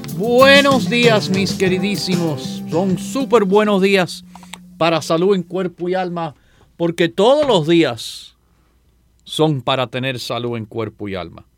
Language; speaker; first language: Spanish; native; Spanish